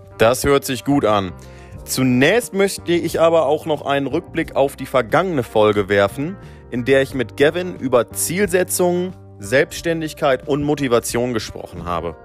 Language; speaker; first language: German; native; German